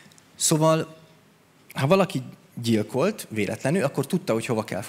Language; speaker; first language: Hungarian; native; Hungarian